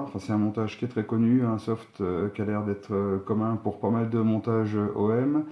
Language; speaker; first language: French; native; French